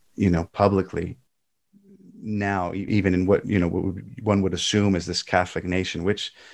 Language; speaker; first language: English; native; English